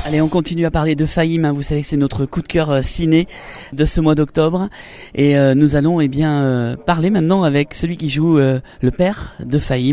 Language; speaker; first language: French; native; French